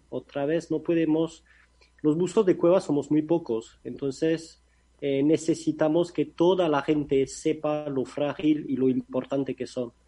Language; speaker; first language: Spanish; non-native, fluent; French